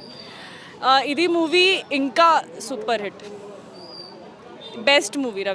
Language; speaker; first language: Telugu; non-native, learner; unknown